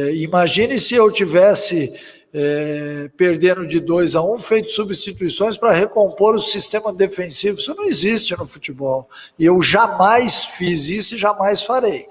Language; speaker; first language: Portuguese; native; Portuguese